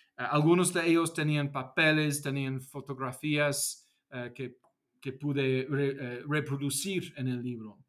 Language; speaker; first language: Spanish; non-native, fluent; English